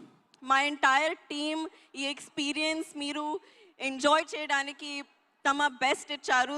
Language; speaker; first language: Telugu; non-native, learner; Hindi